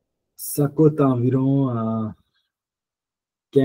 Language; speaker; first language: French; non-native, fluent; Punjabi